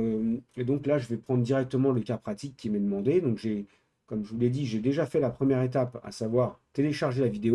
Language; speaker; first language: French; native; French